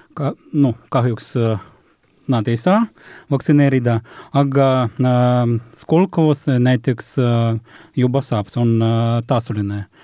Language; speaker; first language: Estonian; non-native, local second language; Russian